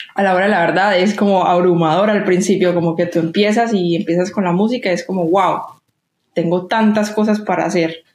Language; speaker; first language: Spanish; native; Spanish